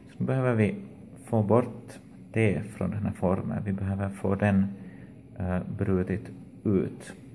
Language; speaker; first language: Swedish; native; Swedish